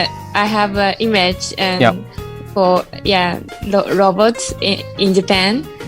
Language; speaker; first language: English; non-native, learner; Japanese